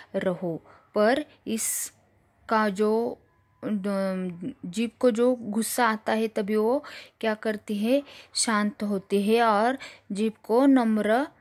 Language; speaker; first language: Hindi; non-native, local second language; Marathi